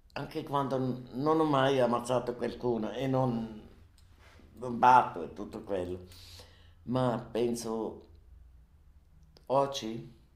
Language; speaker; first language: Italian; non-native, learner; German